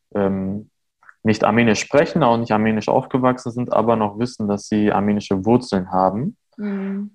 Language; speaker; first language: German; early bilingual, other home language; Armenian